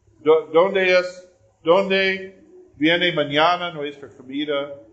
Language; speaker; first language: Spanish; non-native, learner; English